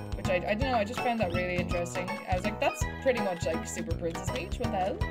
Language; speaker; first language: English; native; English